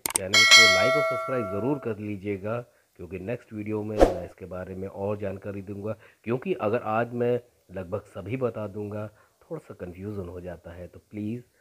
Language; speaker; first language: Hindi; native; Hindi